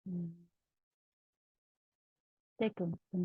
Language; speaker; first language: English; non-native, learner; Spanish